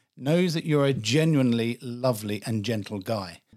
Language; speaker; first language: English; native; English